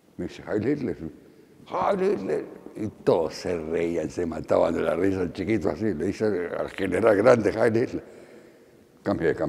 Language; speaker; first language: Spanish; early bilingual, other home language; Polish